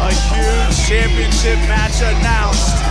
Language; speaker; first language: English; native; English